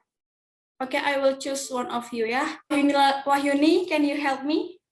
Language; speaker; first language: English; non-native, learner; Indonesian